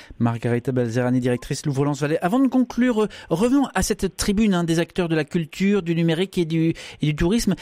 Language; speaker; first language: French; native; French